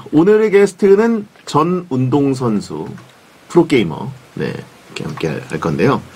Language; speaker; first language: Korean; native; Korean